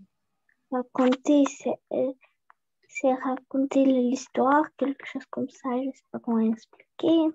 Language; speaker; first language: French; non-native, learner; Russian